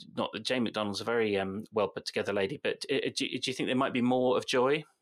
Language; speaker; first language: English; native; English